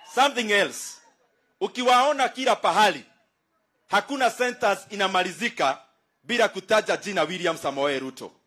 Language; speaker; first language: Swahili; non-native, local second language; Kikuyu